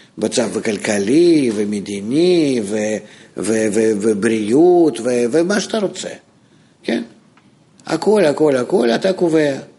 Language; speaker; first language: Hebrew; non-native, fluent; Russian